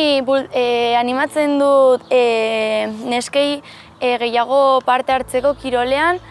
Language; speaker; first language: Basque; non-native, local second language; Spanish